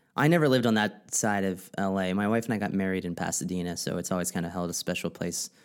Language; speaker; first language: English; native; English